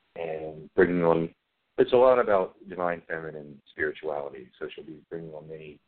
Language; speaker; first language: English; native; English